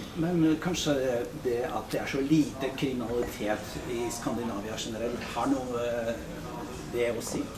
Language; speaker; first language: Norwegian; non-native, fluent; Polish